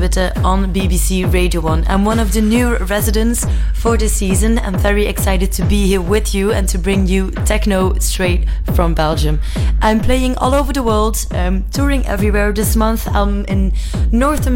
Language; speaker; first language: English; non-native, fluent; Dutch